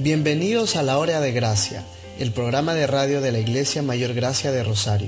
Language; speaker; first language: Spanish; native; Spanish